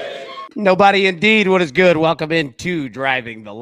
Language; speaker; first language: English; native; English